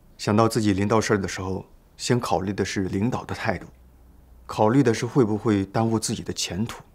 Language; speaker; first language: Chinese; native; Chinese